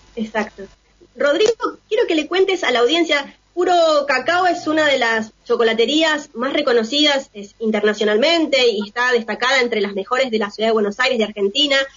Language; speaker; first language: Spanish; native; Spanish